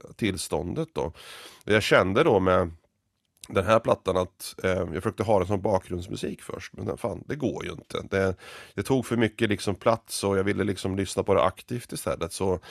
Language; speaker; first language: Swedish; early bilingual, other home language; Finnish